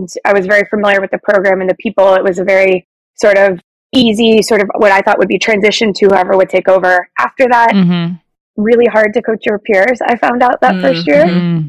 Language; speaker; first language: English; native; English